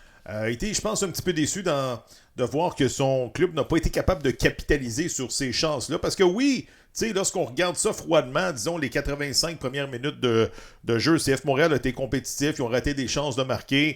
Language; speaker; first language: French; native; French